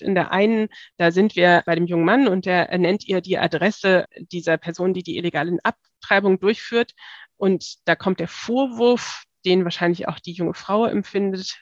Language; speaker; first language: German; native; German